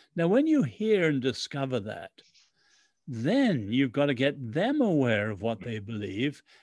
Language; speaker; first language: English; early bilingual, other home language; Chinese